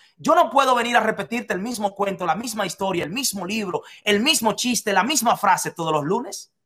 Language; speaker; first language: Spanish; native; Spanish